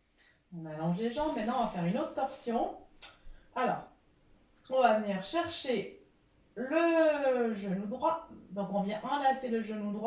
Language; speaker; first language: French; native; French